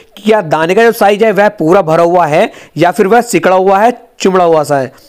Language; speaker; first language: Hindi; native; Hindi